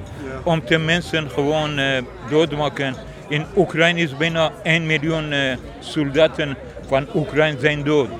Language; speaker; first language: Dutch; non-native, learner; Persian